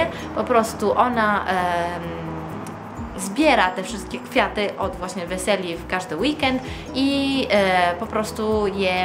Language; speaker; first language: Polish; early bilingual, heritage; Polish